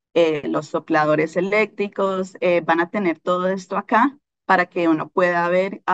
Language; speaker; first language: Spanish; early bilingual, heritage; Spanish